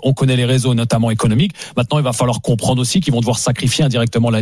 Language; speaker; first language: French; native; French